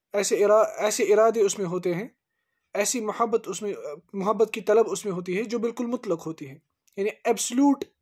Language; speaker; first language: Urdu; native; Urdu